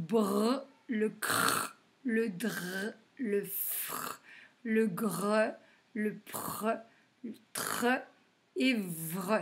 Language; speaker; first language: French; native; French